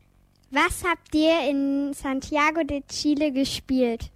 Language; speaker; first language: German; early bilingual, other home language; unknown